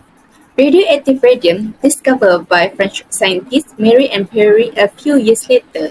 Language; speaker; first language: English; non-native, learner; Malay